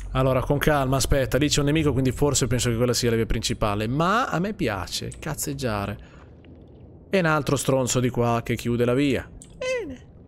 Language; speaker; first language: Italian; native; Italian